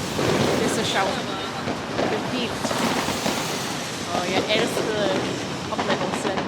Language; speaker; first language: Danish; non-native, fluent; English